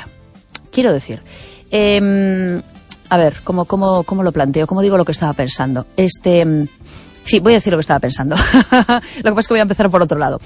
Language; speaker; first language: Spanish; native; Spanish